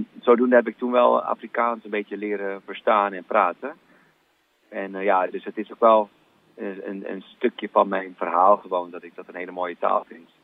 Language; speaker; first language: Dutch; native; Dutch